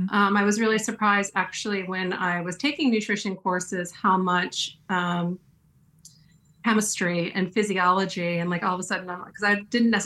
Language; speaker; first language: English; native; English